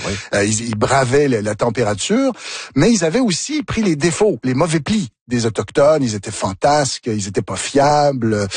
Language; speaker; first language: French; native; French